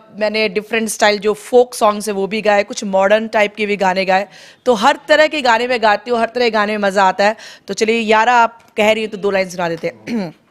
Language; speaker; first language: Hindi; native; Hindi